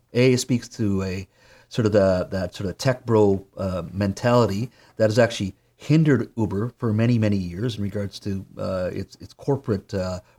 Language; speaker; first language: English; native; English